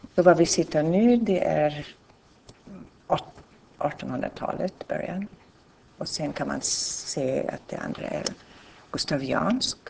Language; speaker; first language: Swedish; non-native, fluent; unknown